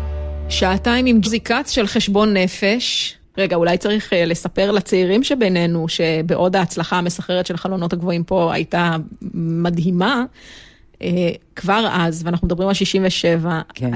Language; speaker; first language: Hebrew; native; Hebrew